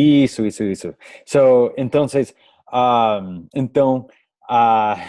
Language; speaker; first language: Portuguese; non-native, learner; English